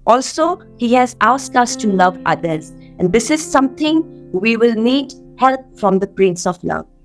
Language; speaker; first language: English; non-native, local second language; Assamese